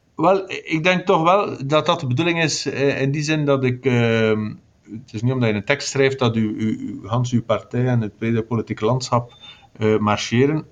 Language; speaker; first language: Dutch; native; Dutch